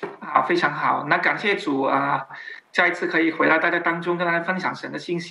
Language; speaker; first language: Chinese; native; Chinese